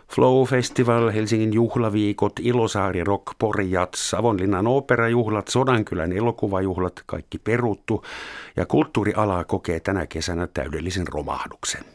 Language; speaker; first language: Finnish; non-native, fluent; German